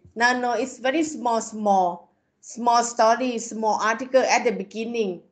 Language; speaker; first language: English; non-native, fluent; Thai